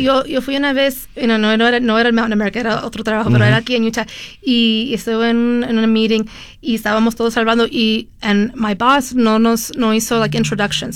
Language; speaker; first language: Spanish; early bilingual, heritage; Spanish